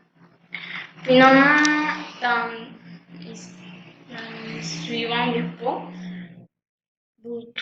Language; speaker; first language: French; non-native, fluent; Spanish